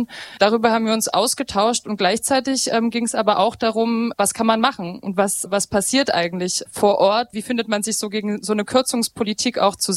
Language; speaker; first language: German; native; German